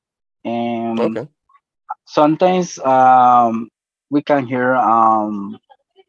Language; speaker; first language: English; non-native, learner; Spanish